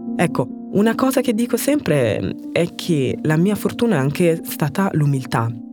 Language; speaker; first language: Italian; early bilingual, other home language; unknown